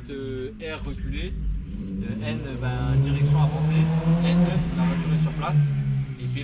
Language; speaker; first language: French; native; French